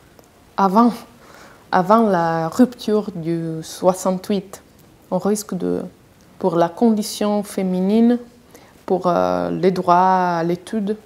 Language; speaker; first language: French; non-native, fluent; Italian